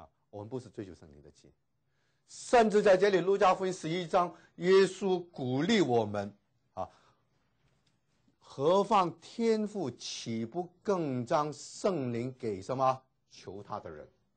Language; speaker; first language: Chinese; native; Chinese